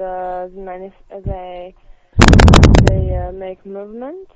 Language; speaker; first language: English; non-native, learner; French